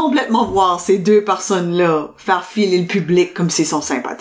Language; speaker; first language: French; native; French